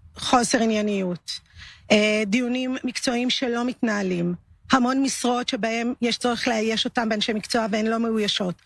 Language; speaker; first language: Hebrew; native; Hebrew